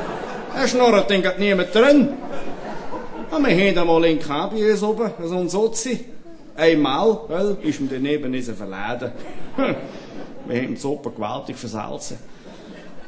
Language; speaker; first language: German; native; German